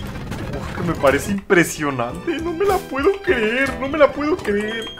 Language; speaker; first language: Spanish; native; Spanish